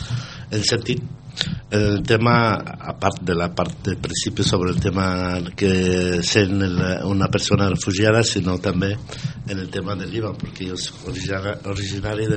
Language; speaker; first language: Catalan; non-native, fluent; Arabic